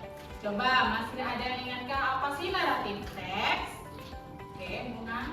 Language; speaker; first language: Indonesian; native; Indonesian